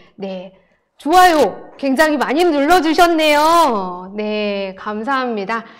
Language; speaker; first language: Korean; native; Korean